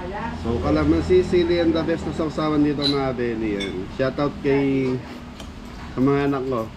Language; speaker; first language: Filipino; native; Filipino